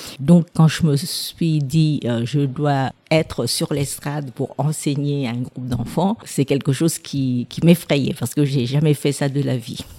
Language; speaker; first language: French; non-native, fluent; Vietnamese